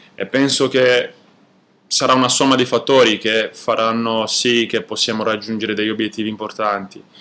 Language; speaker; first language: Italian; non-native, fluent; Portuguese